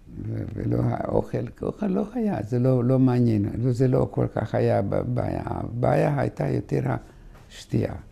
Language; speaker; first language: Hebrew; non-native, fluent; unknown